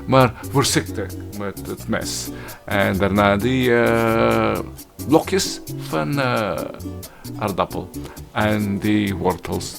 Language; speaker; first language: Dutch; non-native, learner; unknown